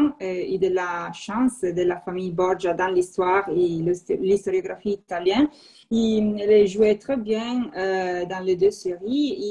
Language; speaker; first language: French; non-native, learner; Italian